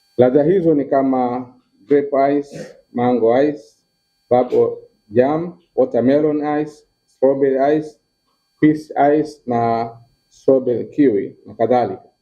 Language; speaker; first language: Swahili; native; Swahili